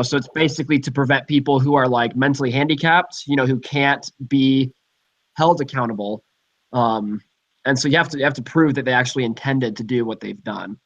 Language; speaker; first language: English; native; English